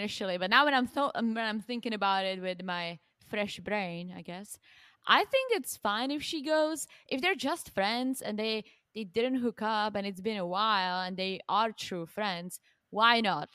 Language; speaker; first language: English; non-native, fluent; Czech